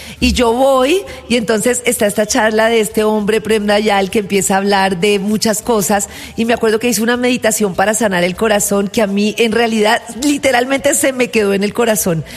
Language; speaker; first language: Spanish; native; Spanish